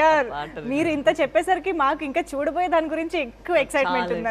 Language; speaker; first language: Telugu; native; Telugu